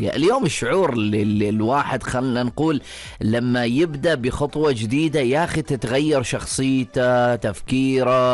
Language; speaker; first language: Arabic; native; Arabic